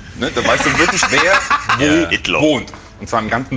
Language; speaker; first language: German; native; German